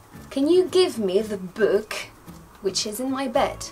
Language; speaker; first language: English; non-native, fluent; French